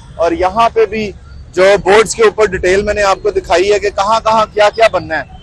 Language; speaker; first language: Urdu; non-native, local second language; Punjabi